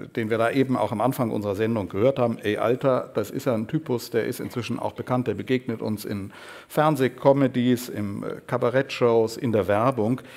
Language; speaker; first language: German; native; German